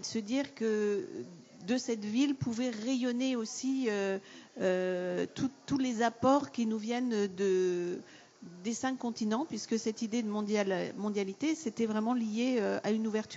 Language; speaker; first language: French; native; French